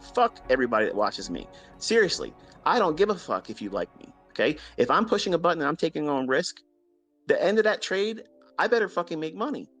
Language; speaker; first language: English; native; English